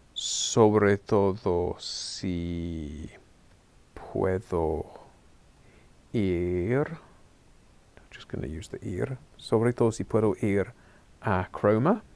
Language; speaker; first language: Spanish; non-native, fluent; English